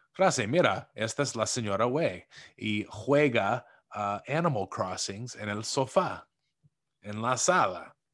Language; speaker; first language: Spanish; non-native, fluent; English